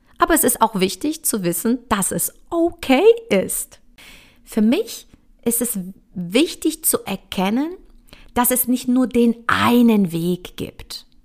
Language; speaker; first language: German; early bilingual, other home language; Polish